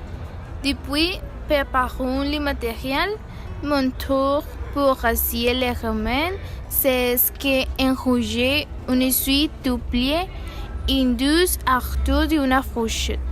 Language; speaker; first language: French; non-native, learner; Spanish